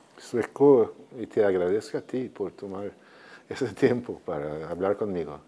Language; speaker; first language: Spanish; non-native, fluent; Swedish